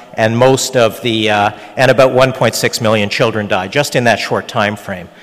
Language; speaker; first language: English; early bilingual, other home language; Hungarian